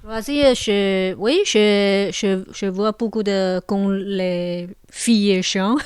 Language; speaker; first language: French; non-native, local second language; Chinese